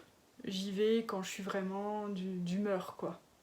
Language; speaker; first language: French; native; French